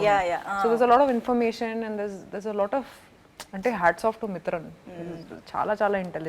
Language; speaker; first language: Telugu; non-native, fluent; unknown